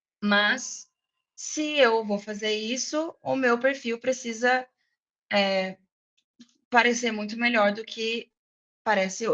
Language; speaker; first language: Portuguese; non-native, fluent; English